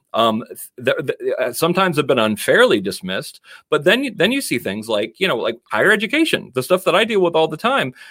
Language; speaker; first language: English; native; English